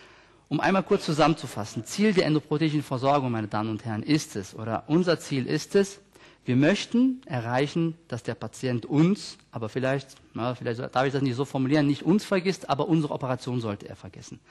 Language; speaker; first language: German; native; German